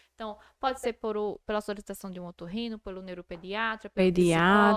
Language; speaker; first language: Portuguese; native; Portuguese